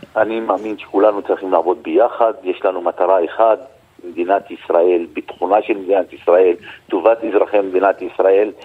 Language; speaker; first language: Hebrew; non-native, local second language; Arabic